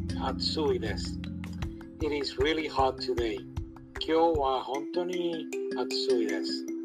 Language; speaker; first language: Japanese; non-native, learner; English